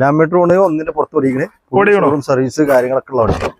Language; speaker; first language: Malayalam; native; Malayalam